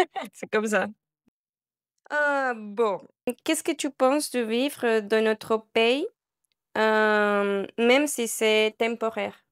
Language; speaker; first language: French; non-native, learner; Spanish